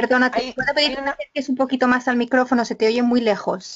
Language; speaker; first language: Spanish; native; Spanish